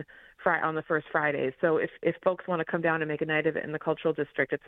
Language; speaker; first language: English; native; English